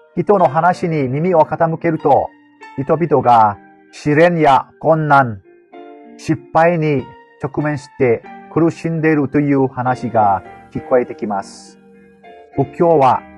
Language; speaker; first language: Japanese; non-native, fluent; Burmese